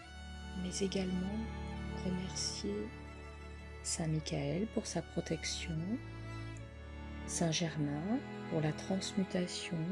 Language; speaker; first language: French; native; French